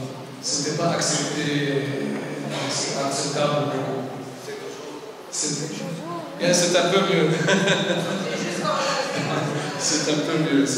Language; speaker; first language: French; non-native, local second language; Arabic